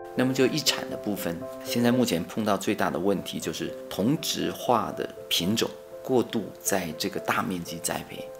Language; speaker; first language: Chinese; native; Chinese